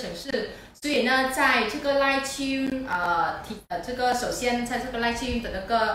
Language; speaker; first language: Chinese; non-native, fluent; Vietnamese